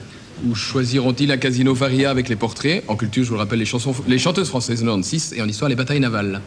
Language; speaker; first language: French; native; French